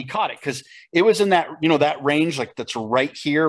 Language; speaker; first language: English; native; English